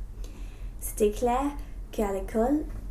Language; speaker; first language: French; non-native, learner; English